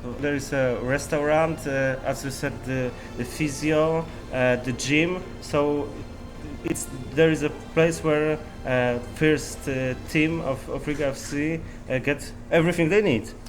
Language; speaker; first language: English; non-native, learner; Polish